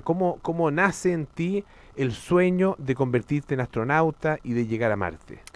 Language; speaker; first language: Spanish; native; Spanish